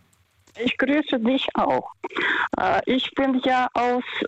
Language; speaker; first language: German; non-native, fluent; Russian